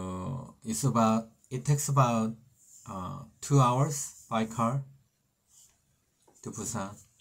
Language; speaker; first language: English; non-native, learner; Korean